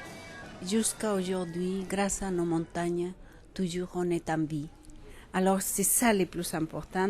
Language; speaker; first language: French; non-native, fluent; Quechua